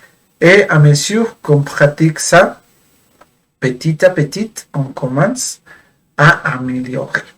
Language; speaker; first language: French; non-native, fluent; Spanish